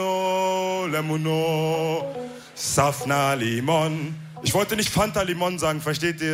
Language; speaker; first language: German; early bilingual, other home language; Wolof